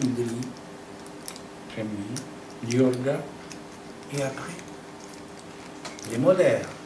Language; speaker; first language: French; non-native, fluent; Romanian